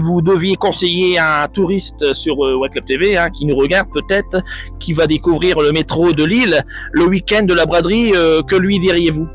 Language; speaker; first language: French; native; French